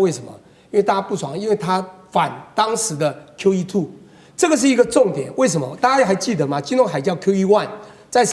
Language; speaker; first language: Chinese; native; Chinese